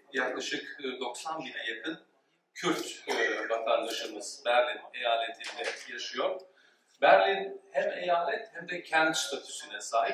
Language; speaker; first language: Turkish; early bilingual, heritage; Turkish